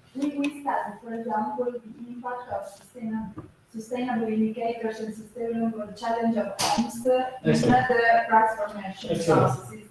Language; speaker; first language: English; non-native, fluent; Italian